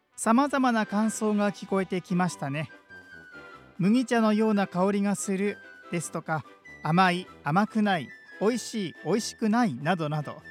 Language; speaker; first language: Japanese; native; Japanese